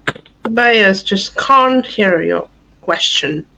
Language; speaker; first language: English; non-native, fluent; Russian